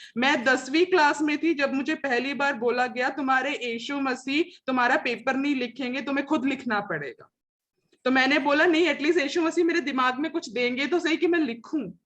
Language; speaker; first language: Hindi; non-native, local second language; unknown